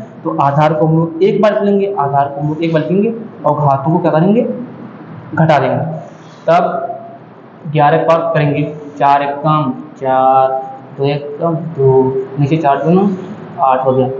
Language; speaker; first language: Hindi; native; Hindi